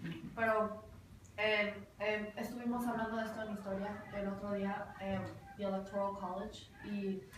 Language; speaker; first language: Spanish; early bilingual, heritage; Spanish